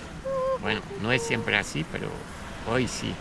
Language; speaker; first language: Spanish; non-native, fluent; French